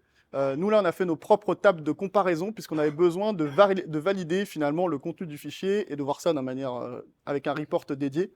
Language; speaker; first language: French; native; French